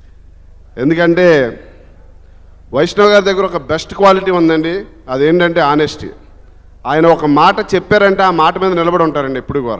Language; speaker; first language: Telugu; native; Telugu